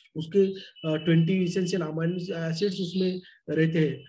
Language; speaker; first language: Hindi; non-native, local second language; Marathi